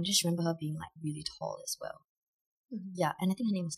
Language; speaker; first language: English; native; English